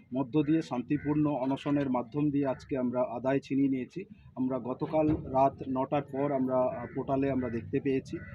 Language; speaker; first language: Bangla; non-native, local second language; Santali